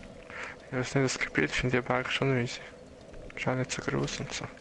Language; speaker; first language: German; native; German